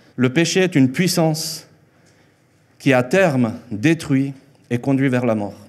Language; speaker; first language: French; early bilingual, other home language; Spanish